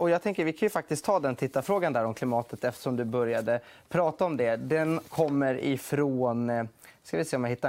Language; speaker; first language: Swedish; native; Swedish